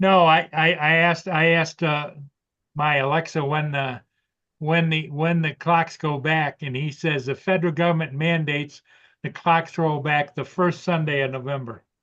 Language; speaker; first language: English; native; English